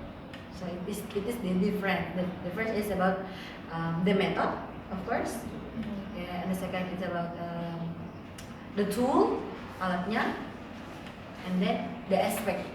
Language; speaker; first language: English; non-native, learner; Indonesian